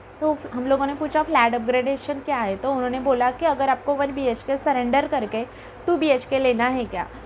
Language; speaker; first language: Hindi; non-native, local second language; Marathi